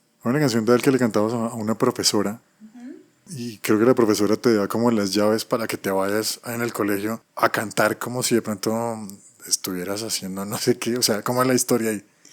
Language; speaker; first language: Spanish; native; Spanish